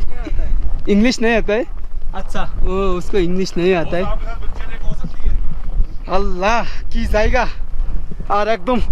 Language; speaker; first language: Hindi; non-native, learner; Bangla